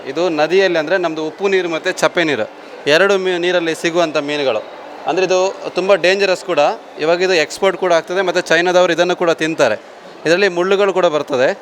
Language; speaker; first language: Kannada; non-native, local second language; Tulu